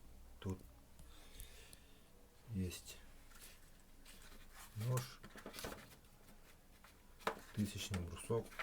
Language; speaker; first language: Russian; native; Russian